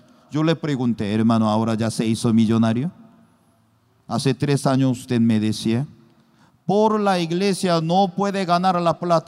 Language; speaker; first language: Spanish; non-native, learner; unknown